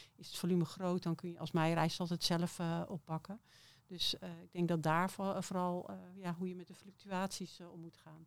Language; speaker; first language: Dutch; native; Dutch